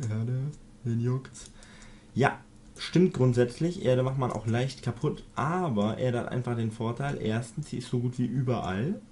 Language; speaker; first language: German; native; German